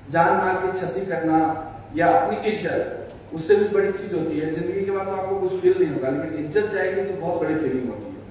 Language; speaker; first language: Hindi; native; Hindi